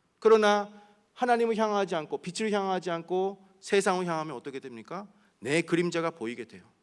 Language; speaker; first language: Korean; early bilingual, heritage; Korean